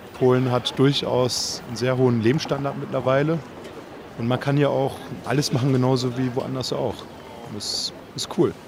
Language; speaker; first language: German; native; German